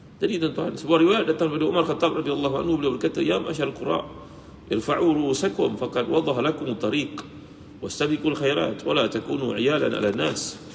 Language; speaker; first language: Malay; native; Malay